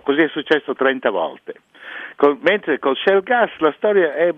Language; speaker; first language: Italian; non-native, fluent; English